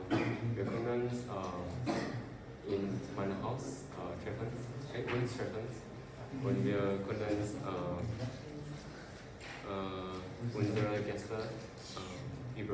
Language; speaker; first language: German; non-native, learner; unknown